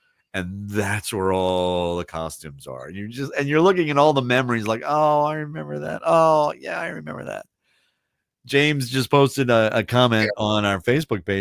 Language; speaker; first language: English; native; English